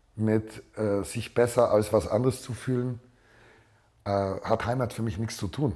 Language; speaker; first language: German; native; German